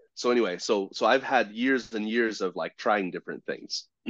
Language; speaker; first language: English; native; English